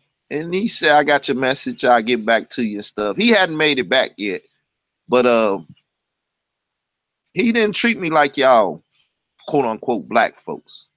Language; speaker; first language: English; native; English